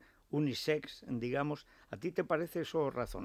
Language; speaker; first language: Spanish; native; Spanish